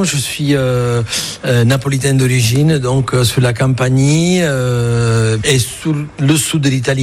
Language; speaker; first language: French; non-native, fluent; Italian